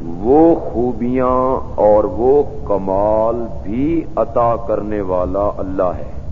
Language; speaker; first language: Urdu; non-native, local second language; Punjabi